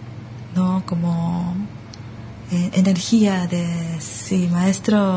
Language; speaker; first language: Spanish; early bilingual, other home language; Japanese